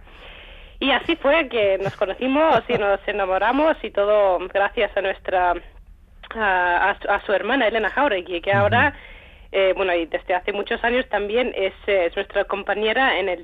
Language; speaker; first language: Spanish; non-native, fluent; Icelandic